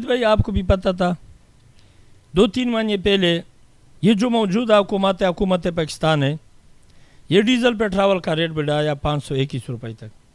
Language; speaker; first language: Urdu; non-native, local second language; Pashto